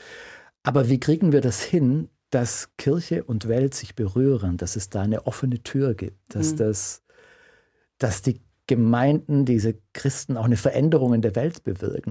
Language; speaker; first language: German; native; German